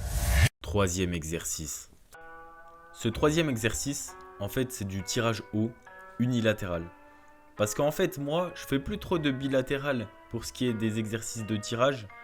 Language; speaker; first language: French; native; French